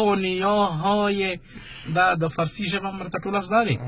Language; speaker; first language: Persian; non-native, learner; Pashto